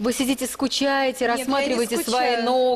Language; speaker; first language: Russian; native; Russian